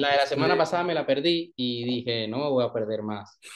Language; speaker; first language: Spanish; native; Spanish